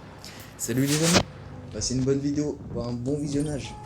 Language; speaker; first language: French; native; French